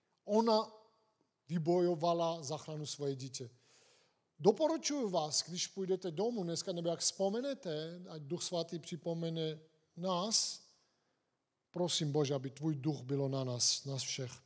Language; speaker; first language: Czech; non-native, fluent; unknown